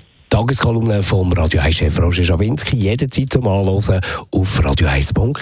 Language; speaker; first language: German; native; German